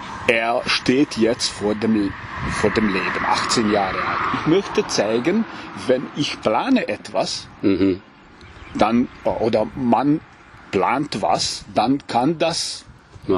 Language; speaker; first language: German; non-native, learner; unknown